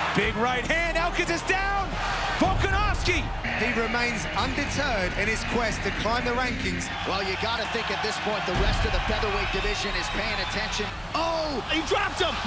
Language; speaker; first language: English; native; English